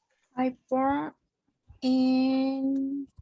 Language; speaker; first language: English; non-native, learner; Spanish